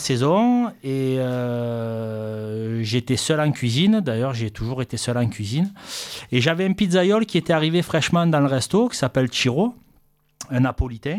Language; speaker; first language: French; native; French